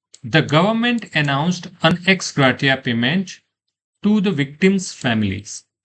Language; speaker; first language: English; non-native, local second language; Gujarati